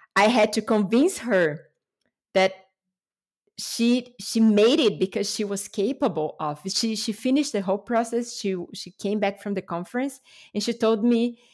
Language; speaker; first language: English; non-native, fluent; Portuguese